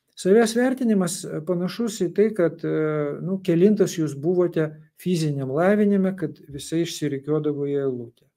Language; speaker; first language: Lithuanian; non-native, local second language; Russian